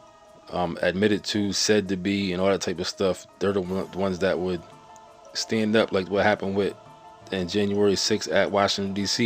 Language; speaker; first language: English; native; English